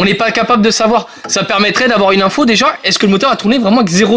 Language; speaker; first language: French; native; French